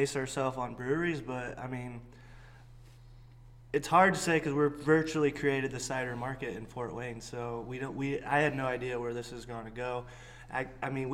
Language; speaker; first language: English; native; English